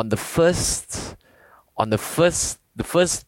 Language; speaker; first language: English; native; English